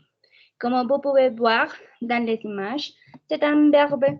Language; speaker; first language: French; non-native, fluent; Spanish